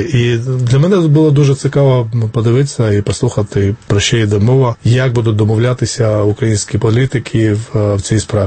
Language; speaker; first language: Ukrainian; non-native, fluent; Georgian